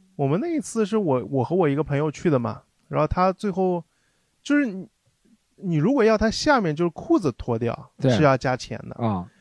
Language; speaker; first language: Chinese; non-native, local second language; Wu Chinese